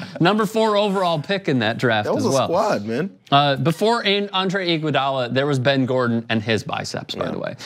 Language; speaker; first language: English; native; English